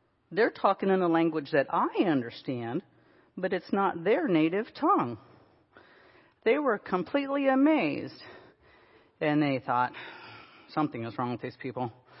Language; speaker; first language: English; native; English